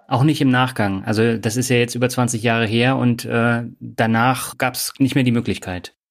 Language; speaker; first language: German; native; German